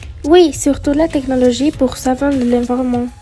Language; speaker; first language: French; non-native, learner; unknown